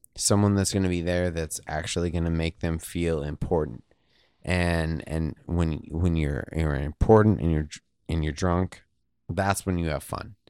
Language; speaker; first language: English; native; English